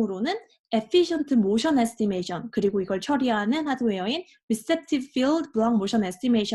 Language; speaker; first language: Korean; native; Korean